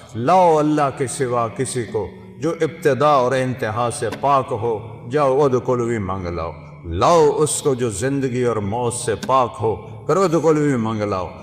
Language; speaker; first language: Urdu; non-native, local second language; Saraiki